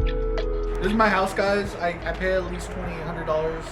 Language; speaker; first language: English; native; English